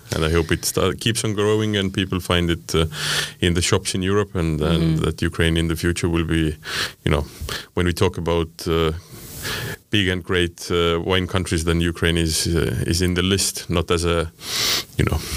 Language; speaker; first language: English; non-native, fluent; Estonian